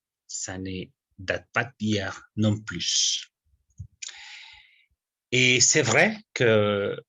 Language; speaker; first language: French; non-native, fluent; Spanish